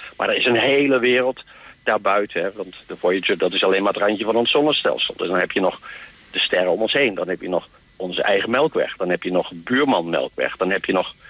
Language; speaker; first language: Dutch; native; Dutch